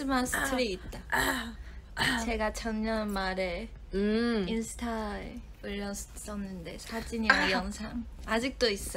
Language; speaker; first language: Korean; non-native, fluent; Chinese